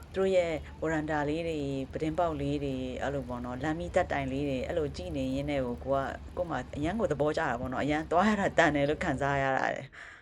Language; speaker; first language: Burmese; non-native, local second language; Kachin